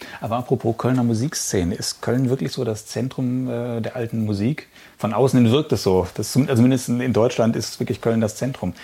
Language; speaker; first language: German; native; German